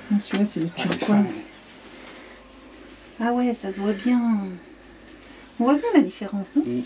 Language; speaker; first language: French; native; French